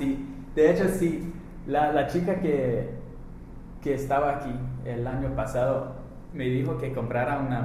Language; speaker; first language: Spanish; non-native, fluent; English